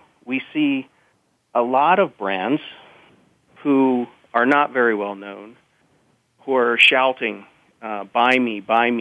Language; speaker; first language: English; native; English